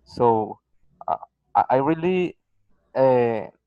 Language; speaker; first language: English; non-native, learner; Spanish